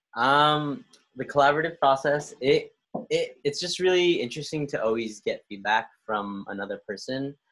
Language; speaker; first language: English; early bilingual, other home language; Spanish